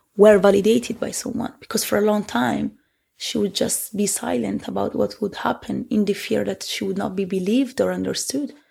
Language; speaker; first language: English; early bilingual, heritage; Italian